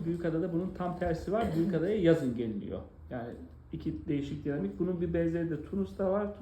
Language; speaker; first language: Turkish; native; Turkish